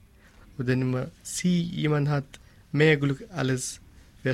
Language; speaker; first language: German; non-native, learner; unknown